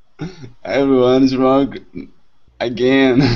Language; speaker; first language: English; non-native, learner; Portuguese